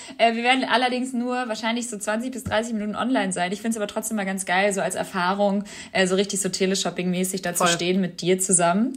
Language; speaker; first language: German; early bilingual, other home language; Albanian